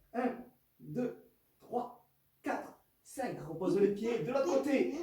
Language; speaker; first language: French; native; French